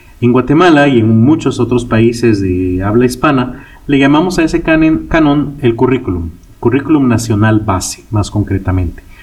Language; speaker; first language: Spanish; native; Spanish